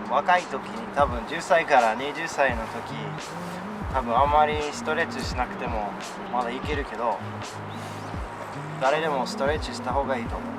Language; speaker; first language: Japanese; non-native, fluent; English